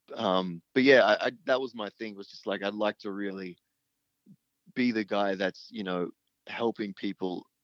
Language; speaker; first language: English; early bilingual, other home language; Hindi